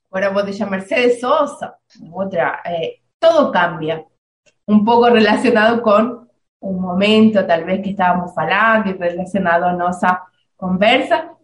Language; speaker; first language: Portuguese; non-native, fluent; Spanish